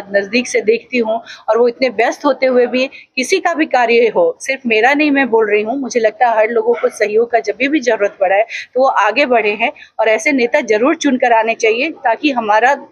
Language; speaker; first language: Hindi; native; Hindi